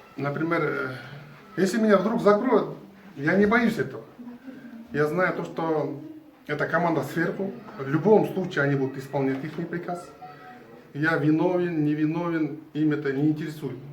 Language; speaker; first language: Russian; non-native, local second language; Kyrgyz